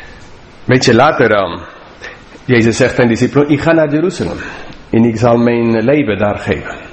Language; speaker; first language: Dutch; non-native, fluent; English